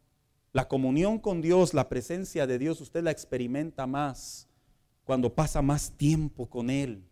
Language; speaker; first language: Spanish; native; Spanish